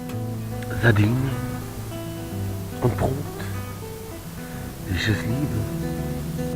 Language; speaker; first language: German; native; German